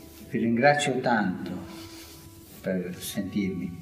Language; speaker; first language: Italian; non-native, fluent; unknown